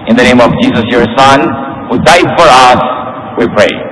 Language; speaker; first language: English; non-native, local second language; Filipino